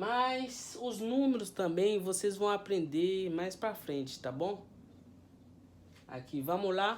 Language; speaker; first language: Portuguese; non-native, fluent; Haitian Creole